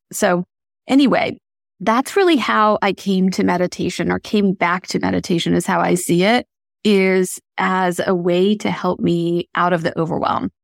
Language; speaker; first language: English; early bilingual, other home language; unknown